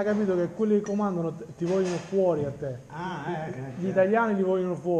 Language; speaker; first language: Italian; native; Italian